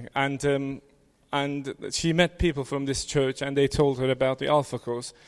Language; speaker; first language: English; non-native, fluent; Turkish